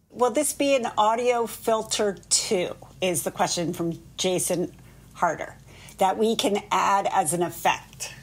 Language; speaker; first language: English; native; English